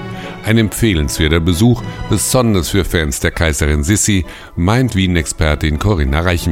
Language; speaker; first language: German; native; German